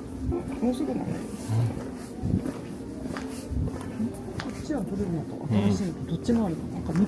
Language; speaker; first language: Japanese; native; Japanese